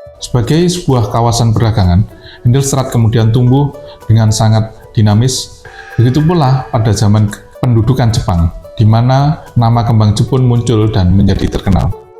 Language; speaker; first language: Indonesian; native; Indonesian